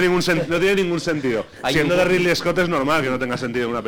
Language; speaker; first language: Spanish; native; Spanish